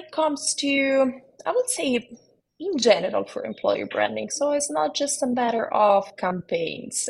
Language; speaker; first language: English; non-native, fluent; Italian